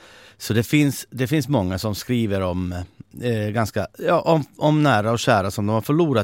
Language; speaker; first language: Swedish; native; Swedish